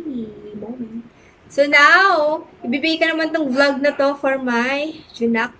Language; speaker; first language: Filipino; native; Filipino